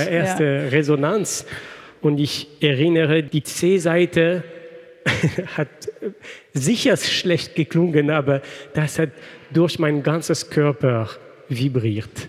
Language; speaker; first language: German; non-native, fluent; French